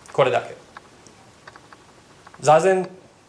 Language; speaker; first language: Japanese; non-native, learner; English